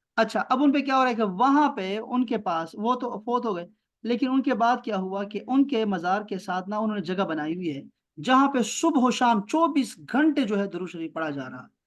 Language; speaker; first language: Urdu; non-native, local second language; Pashto